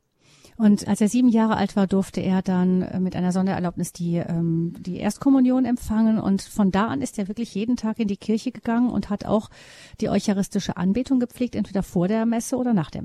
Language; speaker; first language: German; native; German